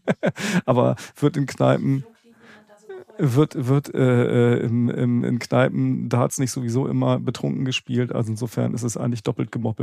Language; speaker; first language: German; native; German